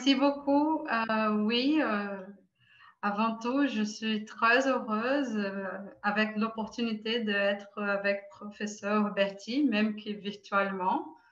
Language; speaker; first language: French; non-native, fluent; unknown